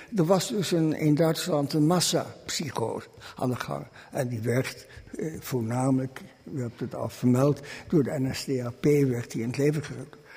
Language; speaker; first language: Dutch; early bilingual, other home language; German